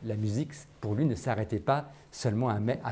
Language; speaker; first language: French; native; French